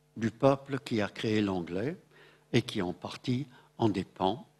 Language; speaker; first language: French; non-native, fluent; English